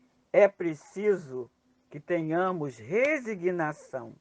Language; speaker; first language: Portuguese; native; Portuguese